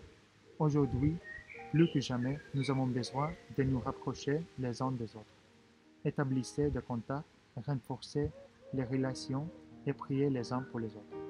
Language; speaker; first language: French; non-native, fluent; Russian